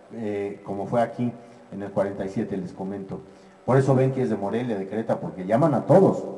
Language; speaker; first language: Spanish; native; Spanish